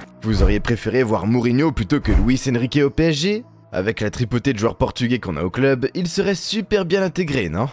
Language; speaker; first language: French; native; French